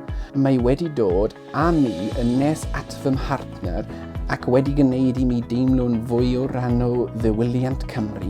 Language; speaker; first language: Welsh; non-native, learner; English